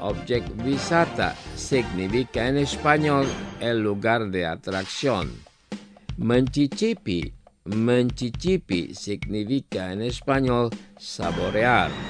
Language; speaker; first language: Spanish; non-native, fluent; Indonesian